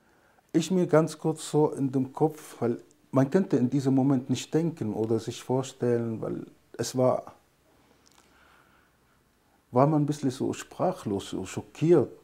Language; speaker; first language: German; non-native, fluent; Arabic